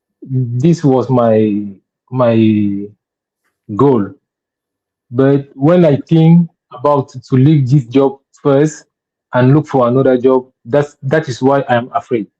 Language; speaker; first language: English; non-native, learner; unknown